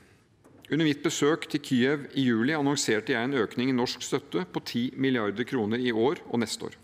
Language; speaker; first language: Norwegian; native; Norwegian